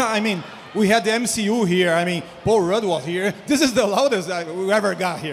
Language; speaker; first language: English; non-native, fluent; Portuguese